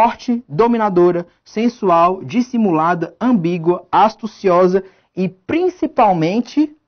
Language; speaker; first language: Portuguese; native; Portuguese